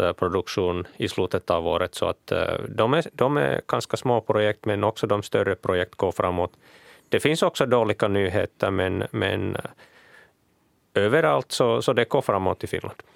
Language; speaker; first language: Swedish; non-native, local second language; Finnish